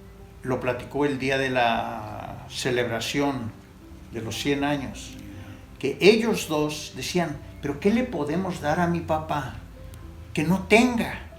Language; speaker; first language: Spanish; native; Spanish